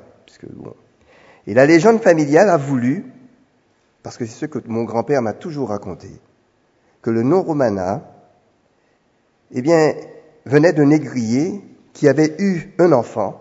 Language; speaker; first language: French; native; French